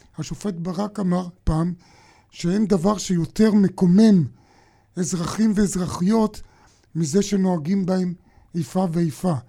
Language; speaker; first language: Hebrew; native; Hebrew